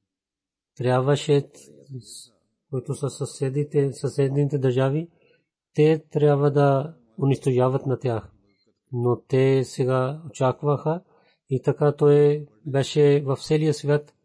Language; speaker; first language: Bulgarian; non-native, fluent; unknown